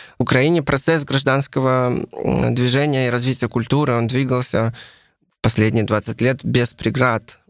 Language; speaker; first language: Russian; native; Russian